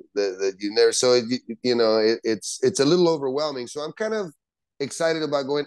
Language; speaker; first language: English; native; English